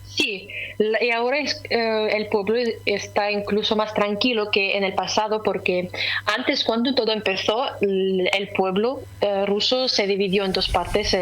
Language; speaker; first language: Spanish; non-native, fluent; Russian